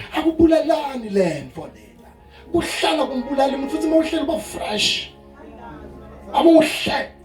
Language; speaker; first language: Zulu; non-native, local second language; Swati